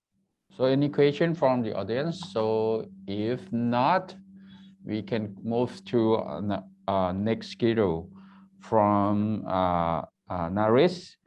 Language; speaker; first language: English; non-native, learner; Thai